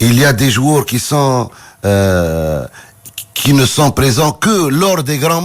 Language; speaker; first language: French; non-native, local second language; Arabic